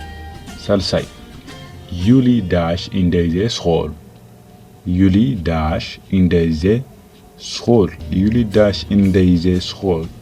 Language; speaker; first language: Dutch; non-native, fluent; Tigrinya